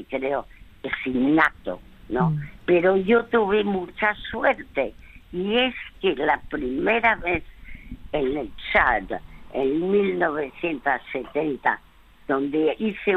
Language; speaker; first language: Spanish; early bilingual, other home language; French